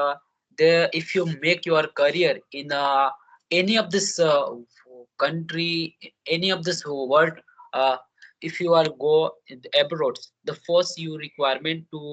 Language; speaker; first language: English; non-native, learner; Hindi